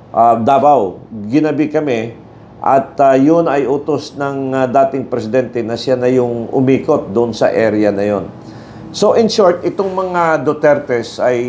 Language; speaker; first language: Filipino; non-native, local second language; Cebuano